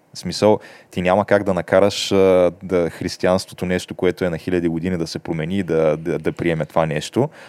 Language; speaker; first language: Bulgarian; native; Bulgarian